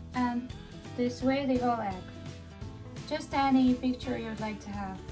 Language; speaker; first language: English; non-native, fluent; Russian